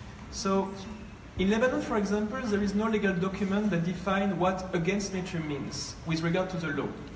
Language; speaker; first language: English; non-native, fluent; French